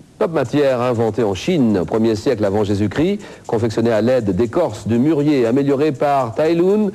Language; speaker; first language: French; native; French